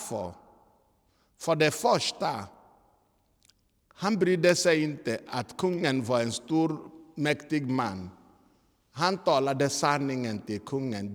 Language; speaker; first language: Swedish; non-native, fluent; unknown